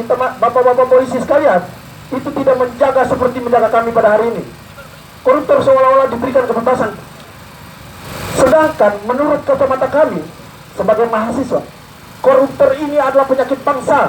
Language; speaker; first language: Indonesian; native; Indonesian